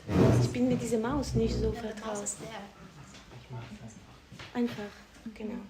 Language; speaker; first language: German; non-native, fluent; Ukrainian